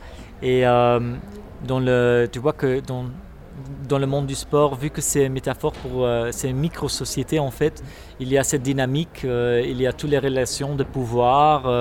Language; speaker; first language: French; non-native, local second language; Dutch